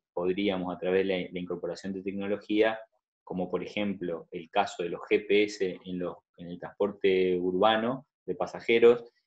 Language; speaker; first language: Spanish; native; Spanish